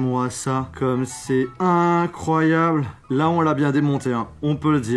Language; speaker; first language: French; native; French